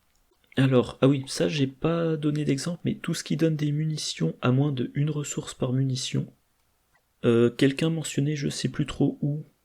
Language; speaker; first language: French; native; French